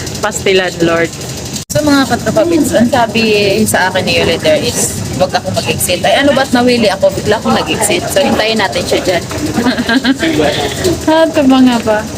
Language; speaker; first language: Filipino; native; Filipino